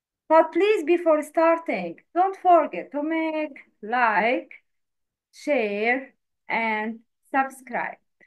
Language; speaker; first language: English; non-native, learner; Arabic